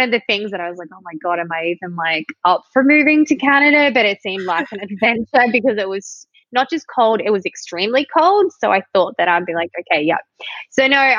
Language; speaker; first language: English; native; English